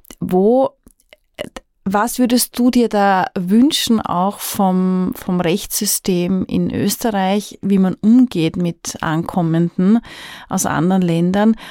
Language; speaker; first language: German; native; German